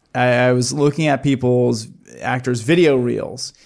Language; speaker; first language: English; native; English